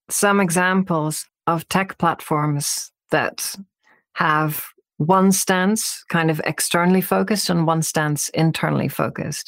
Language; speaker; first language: English; native; English